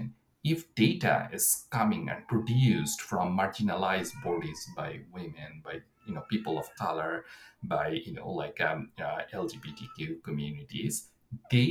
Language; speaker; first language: English; non-native, local second language; Bangla